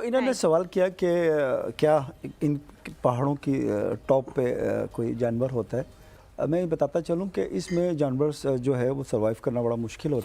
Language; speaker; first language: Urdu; non-native, local second language; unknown